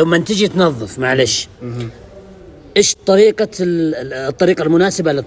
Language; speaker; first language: Arabic; native; Arabic